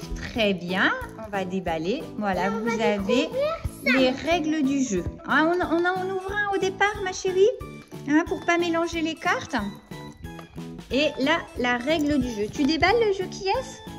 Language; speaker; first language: French; native; French